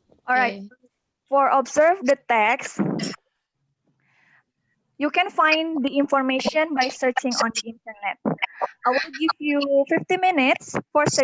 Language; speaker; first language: English; non-native, learner; Indonesian